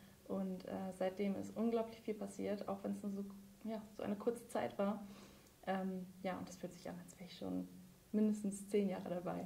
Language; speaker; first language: German; native; German